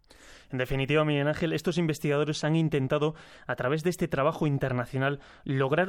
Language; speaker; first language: Spanish; native; Spanish